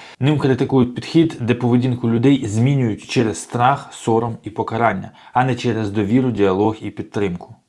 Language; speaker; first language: Ukrainian; native; Ukrainian